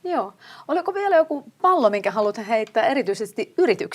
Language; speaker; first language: Finnish; native; Finnish